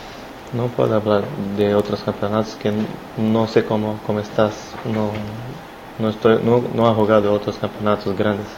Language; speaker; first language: Spanish; non-native, learner; Portuguese